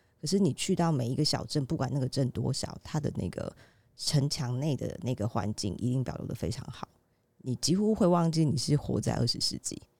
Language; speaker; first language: Chinese; native; Chinese